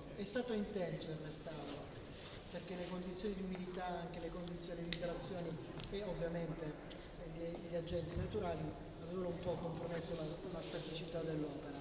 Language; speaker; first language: Italian; native; Italian